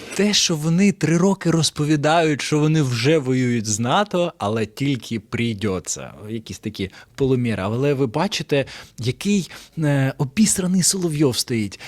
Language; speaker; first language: Ukrainian; non-native, local second language; Russian